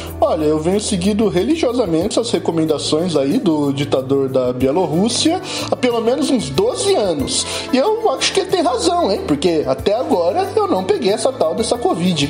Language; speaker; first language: Portuguese; native; Portuguese